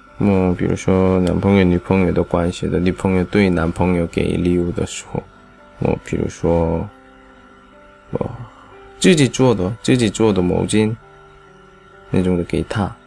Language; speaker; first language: Chinese; non-native, fluent; Korean